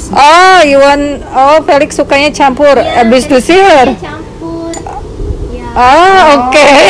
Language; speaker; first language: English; non-native, learner; Indonesian